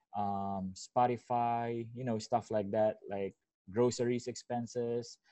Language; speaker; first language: English; non-native, local second language; Filipino